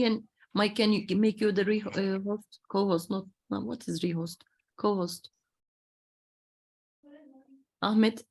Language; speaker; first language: English; non-native, fluent; Turkish